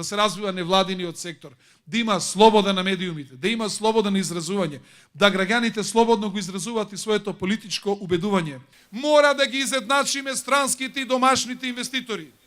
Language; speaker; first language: Macedonian; native; Macedonian